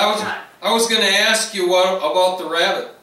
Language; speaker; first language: English; native; English